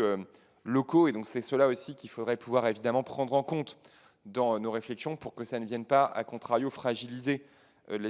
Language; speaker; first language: French; native; French